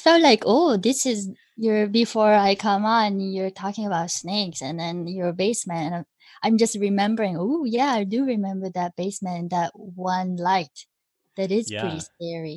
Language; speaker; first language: English; early bilingual, other home language; Japanese